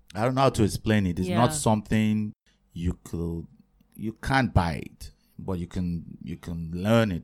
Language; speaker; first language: English; non-native, local second language; Yoruba